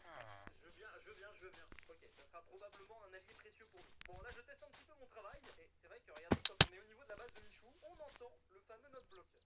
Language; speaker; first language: French; native; French